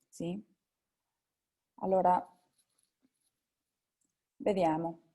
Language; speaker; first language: Italian; non-native, fluent; Spanish